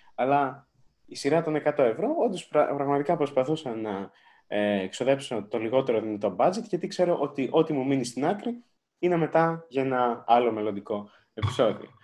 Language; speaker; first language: Greek; early bilingual, other home language; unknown